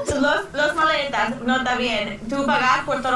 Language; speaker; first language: Spanish; non-native, learner; English